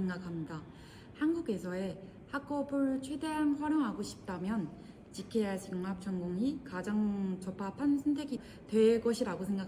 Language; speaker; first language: Korean; non-native, fluent; Chinese